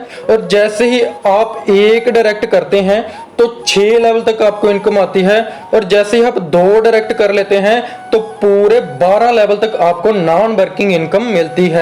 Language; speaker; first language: Hindi; native; Hindi